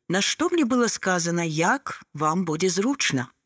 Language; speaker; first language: Belarusian; non-native, local second language; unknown